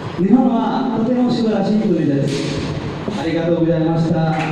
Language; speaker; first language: Japanese; non-native, learner; Hindi